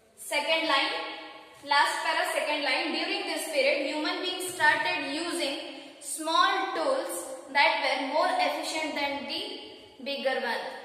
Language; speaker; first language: English; non-native, local second language; Kannada